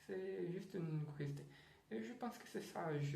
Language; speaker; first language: French; non-native, learner; Portuguese